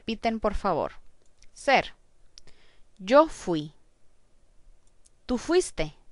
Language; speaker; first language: Spanish; non-native, fluent; English